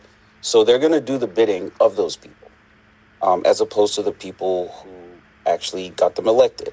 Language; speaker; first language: English; non-native, local second language; Yoruba